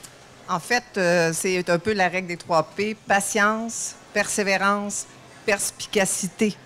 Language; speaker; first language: French; native; French